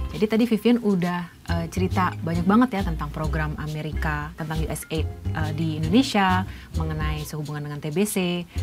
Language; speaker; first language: Indonesian; native; Indonesian